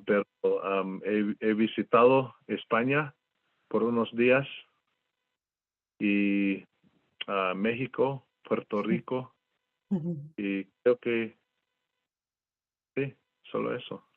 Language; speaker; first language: Spanish; non-native, fluent; English